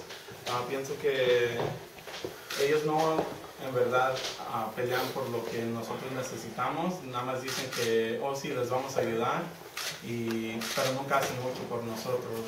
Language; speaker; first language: Spanish; early bilingual, heritage; Spanish